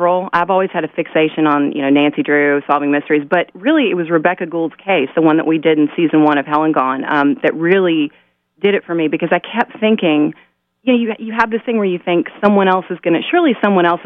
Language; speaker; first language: English; native; English